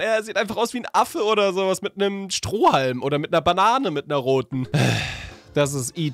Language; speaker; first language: German; native; German